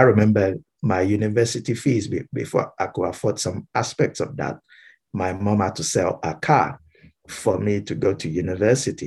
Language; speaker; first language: English; non-native, local second language; Yoruba